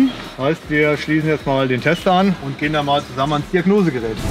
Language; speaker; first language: German; native; German